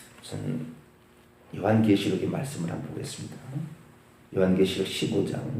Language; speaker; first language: Korean; native; Korean